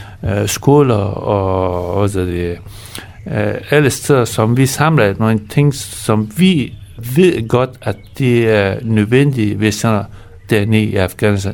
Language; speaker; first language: Danish; non-native, fluent; Persian